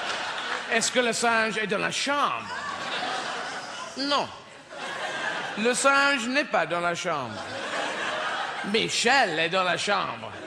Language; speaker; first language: French; non-native, learner; English